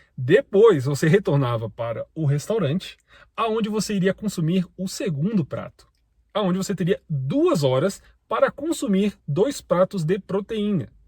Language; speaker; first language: Portuguese; native; Portuguese